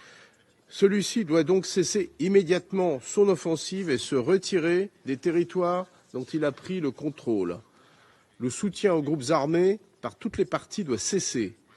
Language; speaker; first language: French; native; French